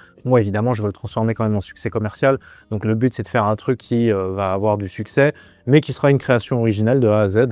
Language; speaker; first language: French; native; French